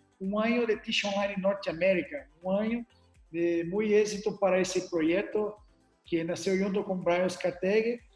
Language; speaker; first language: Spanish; non-native, learner; Portuguese